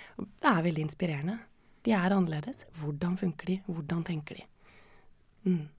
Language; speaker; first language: Norwegian; native; Norwegian